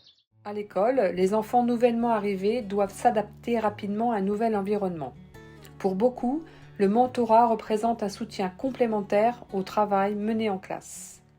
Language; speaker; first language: French; native; French